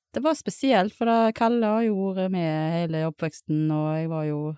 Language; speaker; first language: Norwegian; native; Norwegian